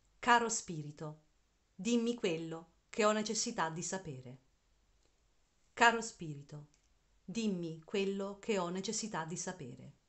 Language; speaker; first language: Italian; native; Italian